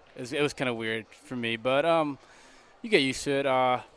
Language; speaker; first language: English; non-native, fluent; Spanish